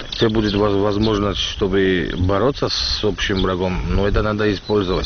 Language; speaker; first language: Ukrainian; non-native, learner; Georgian